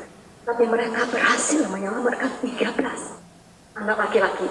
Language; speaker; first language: Indonesian; native; Indonesian